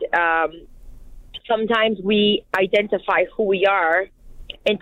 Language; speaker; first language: English; non-native, fluent; French